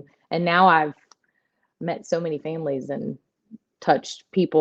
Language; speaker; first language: English; native; English